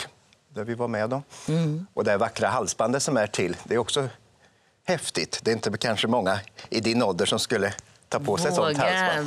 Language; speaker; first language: Swedish; native; Swedish